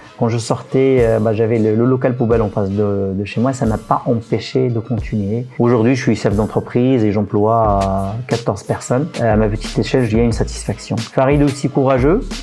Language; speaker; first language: French; non-native, local second language; Arabic